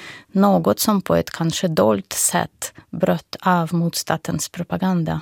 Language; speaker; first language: Swedish; non-native, fluent; Russian